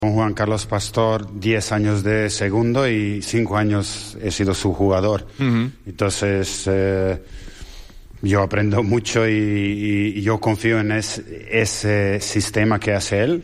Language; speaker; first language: Spanish; non-native, fluent; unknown